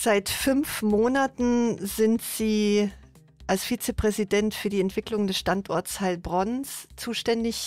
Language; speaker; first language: German; native; German